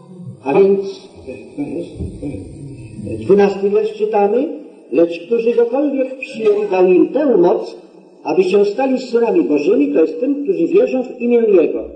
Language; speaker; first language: Polish; native; Polish